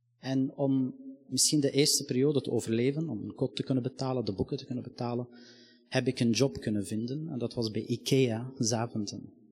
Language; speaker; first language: Dutch; non-native, fluent; Arabic